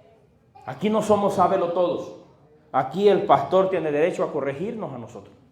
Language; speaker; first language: Spanish; native; Spanish